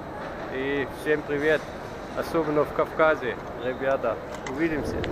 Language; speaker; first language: Russian; non-native, learner; German